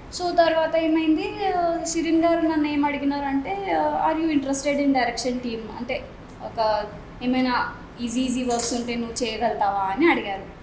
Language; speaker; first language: Telugu; non-native, local second language; Marathi